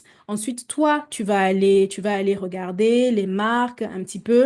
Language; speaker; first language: French; native; French